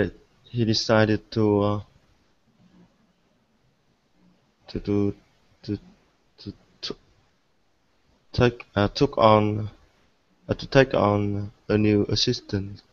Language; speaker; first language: English; non-native, learner; Vietnamese